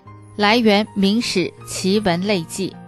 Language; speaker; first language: Chinese; native; Chinese